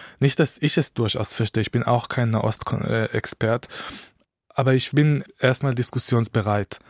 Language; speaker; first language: German; non-native, fluent; Hebrew